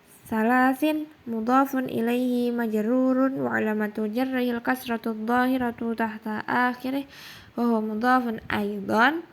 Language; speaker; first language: Arabic; non-native, learner; Indonesian